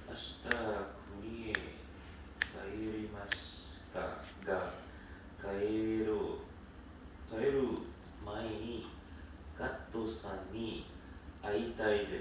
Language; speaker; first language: Japanese; non-native, learner; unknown